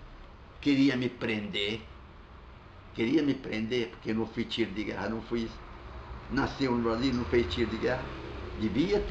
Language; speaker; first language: Portuguese; non-native, fluent; Arabic